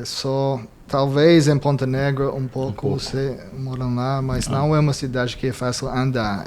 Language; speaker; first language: Portuguese; non-native, fluent; English